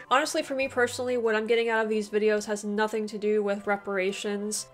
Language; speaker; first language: English; native; English